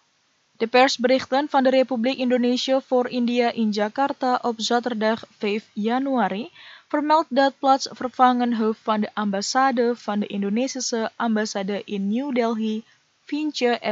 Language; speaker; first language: Dutch; non-native, fluent; Indonesian